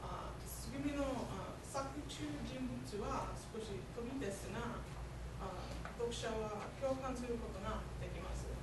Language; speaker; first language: Japanese; non-native, learner; English